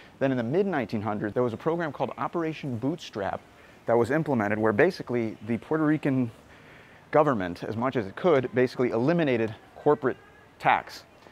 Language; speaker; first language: English; early bilingual, other home language; Spanish